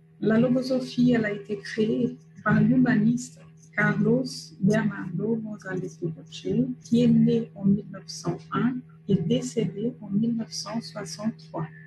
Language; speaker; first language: French; non-native, fluent; Portuguese